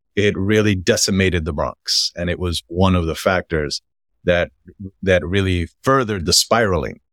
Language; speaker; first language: English; native; English